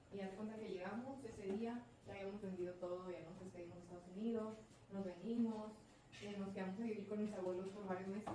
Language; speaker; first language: Spanish; early bilingual, heritage; Spanish